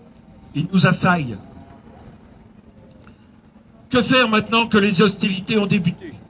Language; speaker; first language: French; native; French